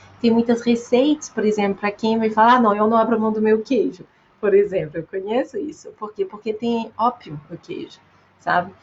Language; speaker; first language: Portuguese; non-native, fluent; French